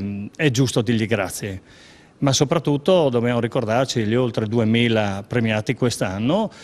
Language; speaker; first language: Italian; native; Italian